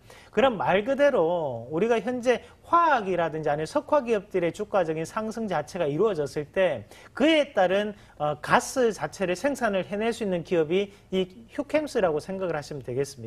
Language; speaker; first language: Korean; native; Korean